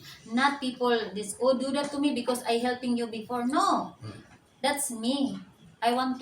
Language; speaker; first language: English; non-native, local second language; Cebuano